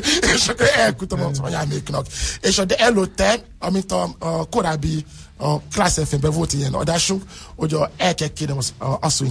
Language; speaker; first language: Hungarian; non-native, learner; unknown